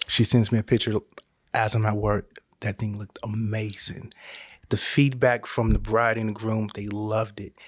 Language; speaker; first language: English; native; English